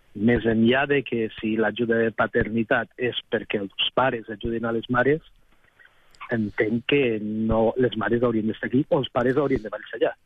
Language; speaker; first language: Catalan; native; Catalan